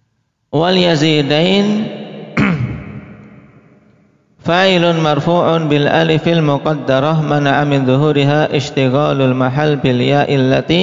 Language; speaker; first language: Arabic; non-native, fluent; Indonesian